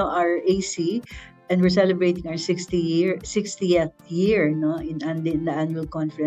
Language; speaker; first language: English; non-native, local second language; Filipino